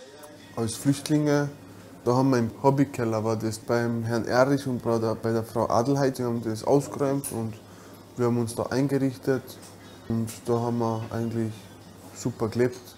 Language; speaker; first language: German; early bilingual, other home language; Bosnian